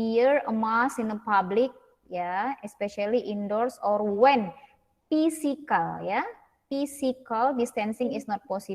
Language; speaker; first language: English; non-native, fluent; Indonesian